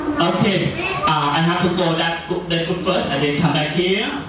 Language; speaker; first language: English; non-native, learner; Thai